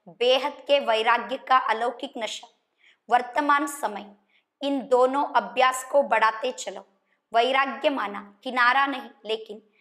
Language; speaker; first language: Hindi; non-native, local second language; Kannada